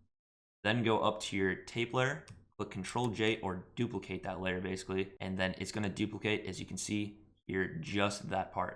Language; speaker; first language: English; native; English